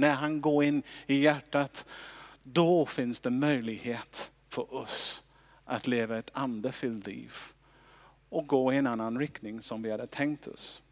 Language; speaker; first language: Swedish; non-native, fluent; English